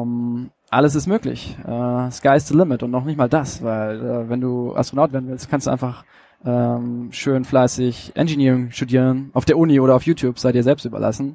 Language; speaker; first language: German; native; German